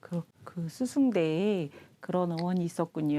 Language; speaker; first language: Korean; native; Korean